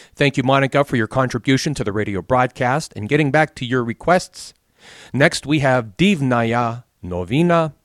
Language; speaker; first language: English; native; English